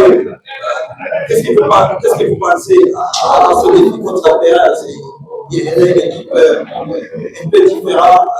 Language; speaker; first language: French; non-native, local second language; Kinyarwanda